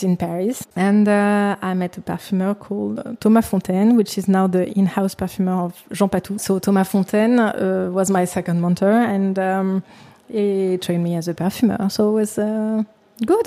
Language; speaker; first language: English; non-native, fluent; French